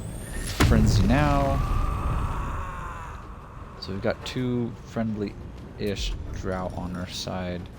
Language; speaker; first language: English; native; English